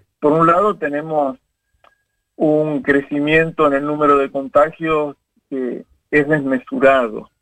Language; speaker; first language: Spanish; native; Spanish